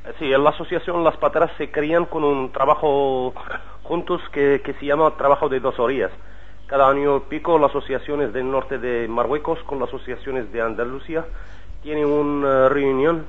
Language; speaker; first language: Spanish; non-native, learner; Arabic